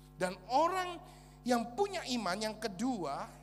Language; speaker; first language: Indonesian; native; Indonesian